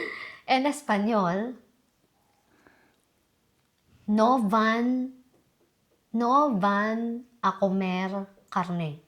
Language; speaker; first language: Spanish; non-native, learner; Filipino